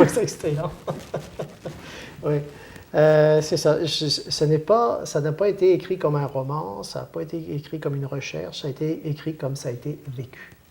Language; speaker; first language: French; native; French